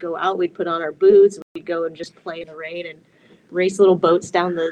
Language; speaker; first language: English; native; English